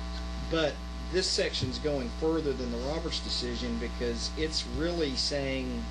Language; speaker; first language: English; native; English